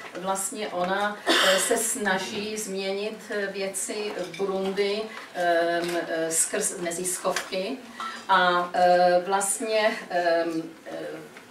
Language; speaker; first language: Czech; early bilingual, heritage; Czech